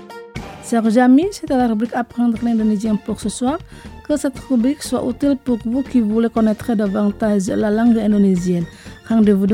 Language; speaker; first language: French; non-native, fluent; Indonesian